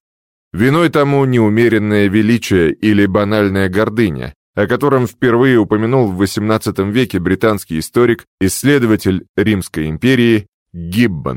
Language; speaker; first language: Russian; native; Russian